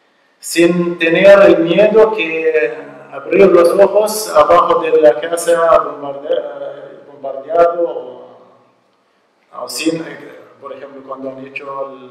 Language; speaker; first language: Spanish; non-native, learner; Arabic